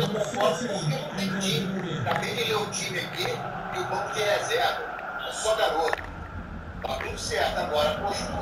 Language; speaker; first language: Portuguese; native; Portuguese